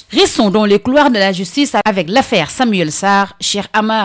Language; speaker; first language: French; non-native, local second language; Wolof